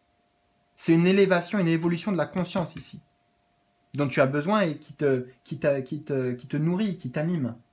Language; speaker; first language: French; native; French